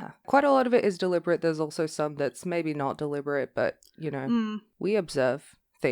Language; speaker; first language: English; native; English